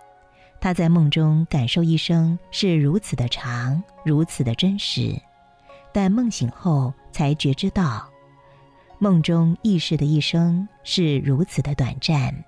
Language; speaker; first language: Chinese; native; Chinese